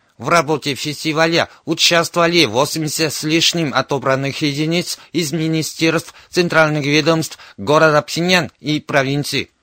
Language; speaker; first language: Russian; non-native, fluent; Korean